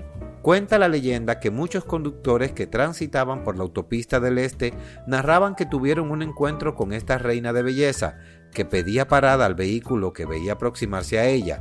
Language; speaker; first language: Spanish; native; Spanish